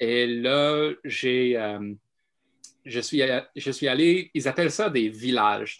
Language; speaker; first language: French; non-native, fluent; English